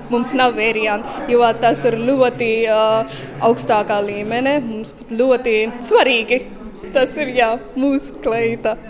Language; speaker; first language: Latvian; non-native, learner; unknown